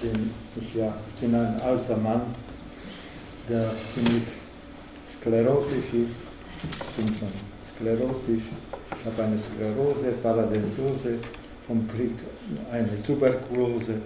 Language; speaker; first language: German; non-native, fluent; Czech